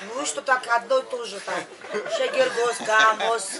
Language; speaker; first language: Russian; non-native, fluent; Georgian